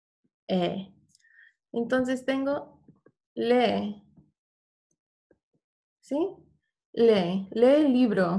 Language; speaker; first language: Spanish; non-native, fluent; English